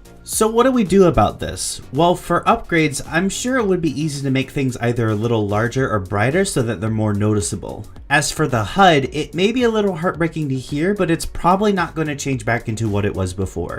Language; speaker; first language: English; native; English